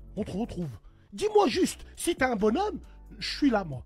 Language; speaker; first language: French; native; French